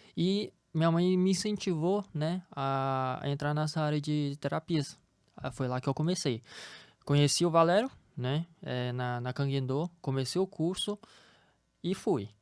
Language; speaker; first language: Portuguese; early bilingual, other home language; Chinese